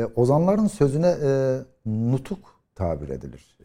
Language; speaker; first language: Turkish; native; Turkish